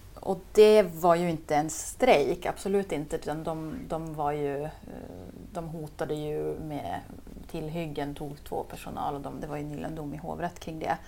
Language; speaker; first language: Swedish; native; Swedish